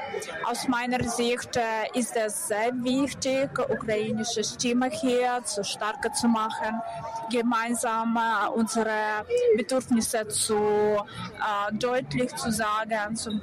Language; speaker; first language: German; non-native, fluent; Ukrainian